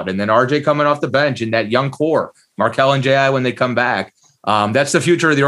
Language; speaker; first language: English; native; English